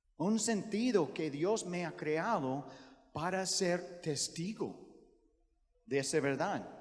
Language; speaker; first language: Spanish; non-native, fluent; English